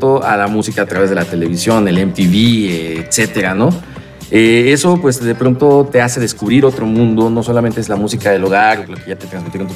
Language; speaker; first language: Spanish; native; Spanish